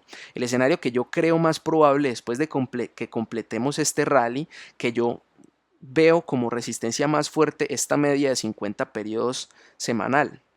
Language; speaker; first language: Spanish; native; Spanish